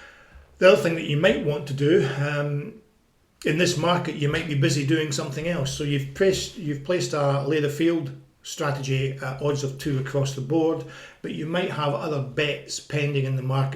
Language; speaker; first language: English; native; English